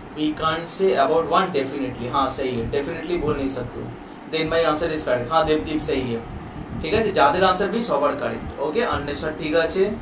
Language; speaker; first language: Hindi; non-native, local second language; Bangla